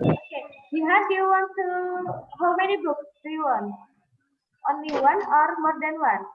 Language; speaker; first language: English; non-native, fluent; Indonesian